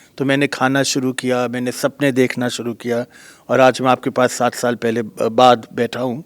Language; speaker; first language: Hindi; native; Hindi